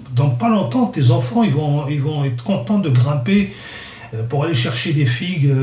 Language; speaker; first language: French; non-native, local second language; Kabyle